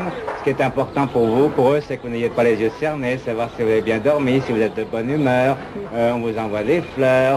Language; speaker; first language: French; native; French